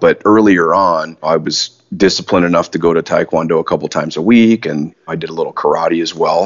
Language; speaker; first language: English; native; English